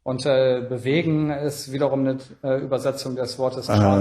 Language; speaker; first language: German; native; German